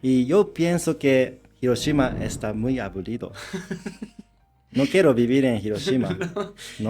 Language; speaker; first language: Spanish; non-native, learner; Japanese